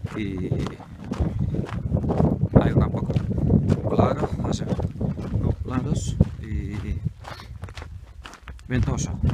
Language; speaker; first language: Spanish; non-native, learner; Finnish